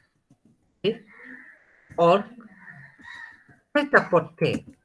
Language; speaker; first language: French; non-native, fluent; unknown